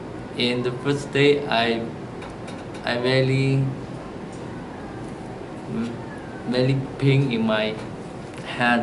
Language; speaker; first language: English; non-native, learner; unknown